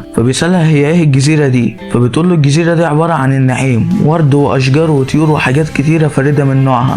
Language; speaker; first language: Arabic; native; Arabic